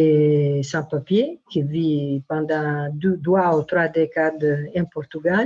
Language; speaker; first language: French; non-native, fluent; Italian